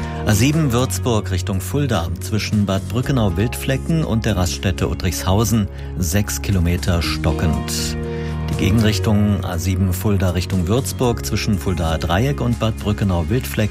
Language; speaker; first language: German; native; German